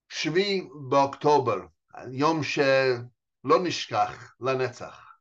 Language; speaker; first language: Hebrew; non-native, fluent; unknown